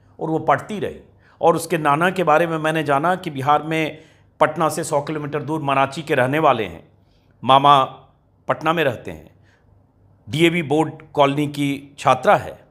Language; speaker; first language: Hindi; native; Hindi